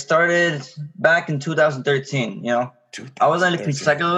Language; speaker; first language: English; native; English